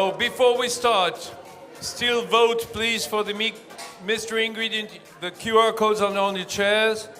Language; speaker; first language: English; non-native, fluent; French